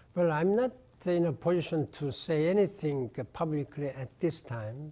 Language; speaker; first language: English; non-native, fluent; Korean